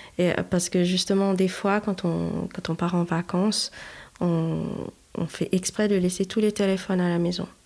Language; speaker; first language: French; non-native, local second language; Haitian Creole